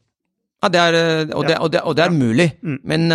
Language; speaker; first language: Norwegian; non-native, fluent; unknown